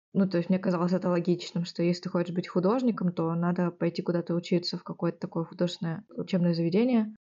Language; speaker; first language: Russian; native; Russian